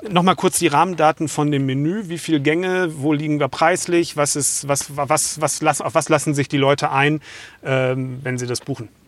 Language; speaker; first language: German; native; German